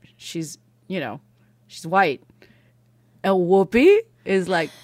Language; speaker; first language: English; early bilingual, other home language; Spanish